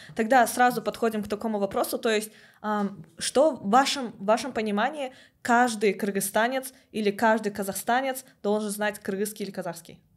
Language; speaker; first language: Russian; native; Russian